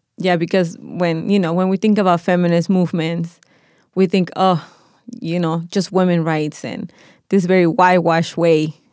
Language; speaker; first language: English; non-native, fluent; Spanish